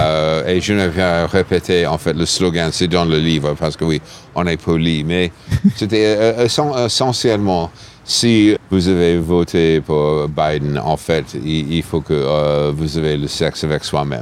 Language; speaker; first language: French; non-native, fluent; English